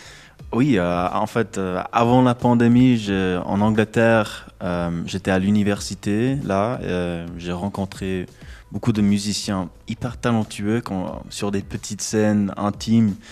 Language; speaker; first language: French; non-native, local second language; English